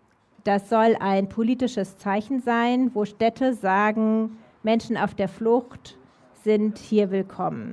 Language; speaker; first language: German; native; German